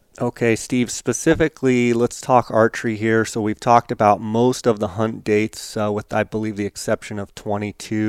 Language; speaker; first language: English; native; English